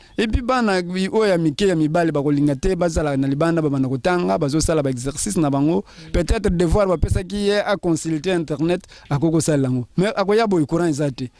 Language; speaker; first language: Lingala; native; Lingala